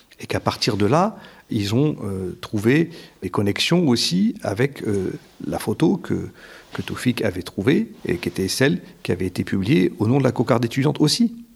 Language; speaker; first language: French; native; French